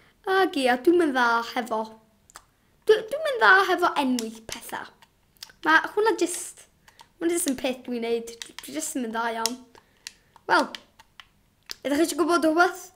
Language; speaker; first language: Welsh; non-native, local second language; English